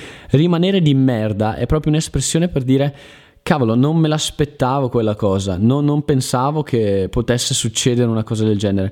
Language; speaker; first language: Italian; native; Italian